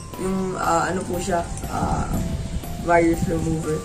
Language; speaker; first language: Filipino; native; Filipino